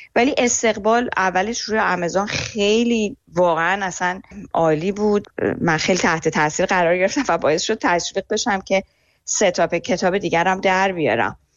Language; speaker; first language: Persian; native; Persian